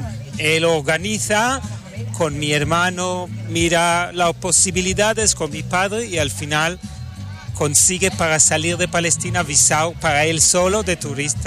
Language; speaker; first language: Spanish; non-native, fluent; Hebrew